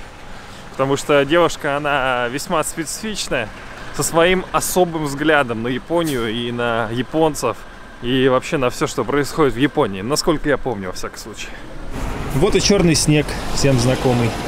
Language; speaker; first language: Russian; native; Russian